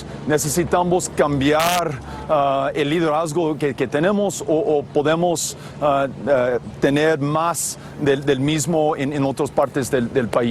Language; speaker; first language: Spanish; non-native, fluent; English